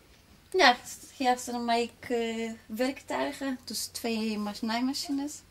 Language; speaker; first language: Dutch; non-native, fluent; Polish